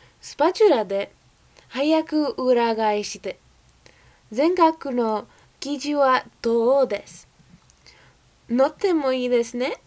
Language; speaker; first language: Japanese; non-native, learner; English